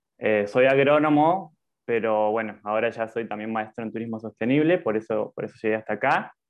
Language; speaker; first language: Spanish; native; Spanish